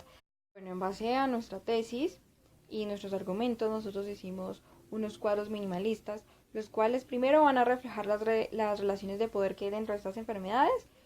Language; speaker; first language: Spanish; native; Spanish